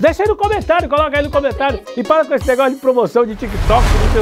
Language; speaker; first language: Portuguese; native; Portuguese